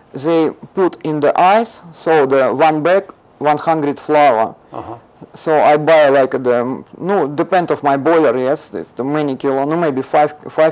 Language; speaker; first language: English; non-native, learner; Russian